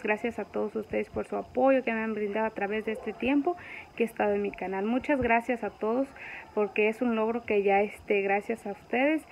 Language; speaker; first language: Spanish; native; Spanish